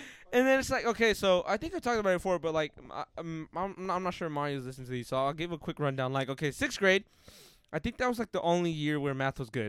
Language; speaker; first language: English; early bilingual, other home language; Spanish